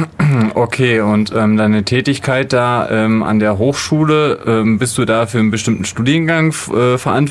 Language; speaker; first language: German; native; German